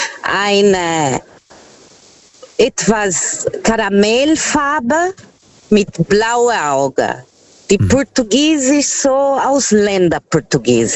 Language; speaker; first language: German; non-native, fluent; Portuguese